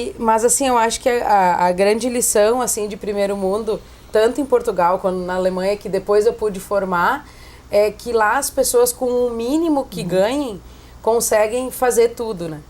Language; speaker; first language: Portuguese; native; Portuguese